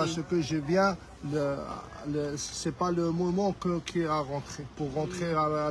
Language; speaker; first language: French; non-native, learner; Arabic